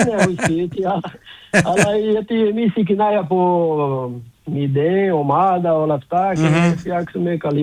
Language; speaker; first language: Greek; non-native, learner; Portuguese